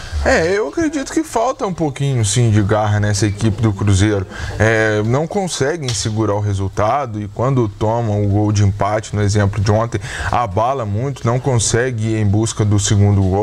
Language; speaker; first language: Portuguese; native; Portuguese